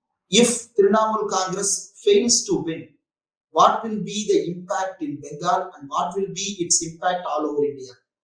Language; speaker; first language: English; non-native, local second language; Tamil